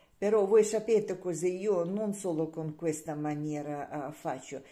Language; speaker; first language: Italian; non-native, learner; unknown